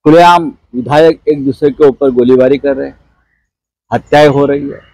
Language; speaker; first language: Hindi; non-native, local second language; Marathi